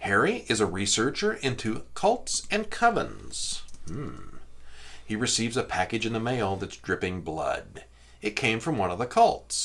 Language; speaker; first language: English; native; English